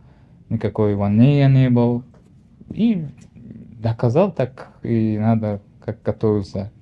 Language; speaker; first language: Russian; non-native, learner; Uzbek